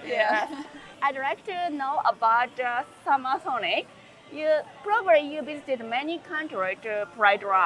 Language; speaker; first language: English; non-native, learner; Japanese